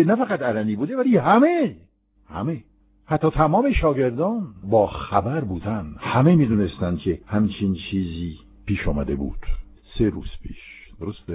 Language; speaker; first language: Persian; non-native, fluent; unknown